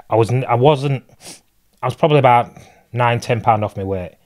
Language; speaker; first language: English; native; English